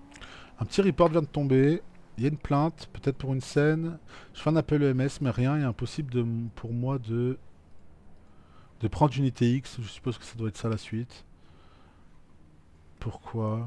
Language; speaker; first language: French; native; French